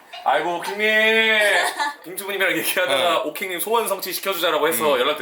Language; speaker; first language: Korean; native; Korean